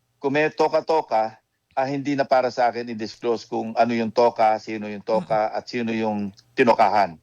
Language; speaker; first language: Filipino; native; Filipino